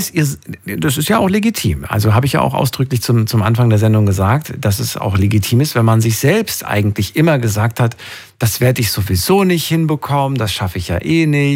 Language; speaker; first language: German; native; German